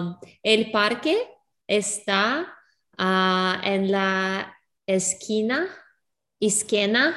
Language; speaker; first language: Spanish; non-native, learner; English